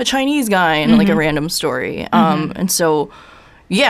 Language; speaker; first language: English; native; English